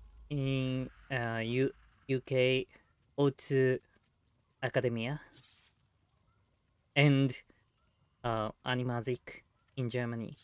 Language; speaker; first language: English; non-native, learner; Japanese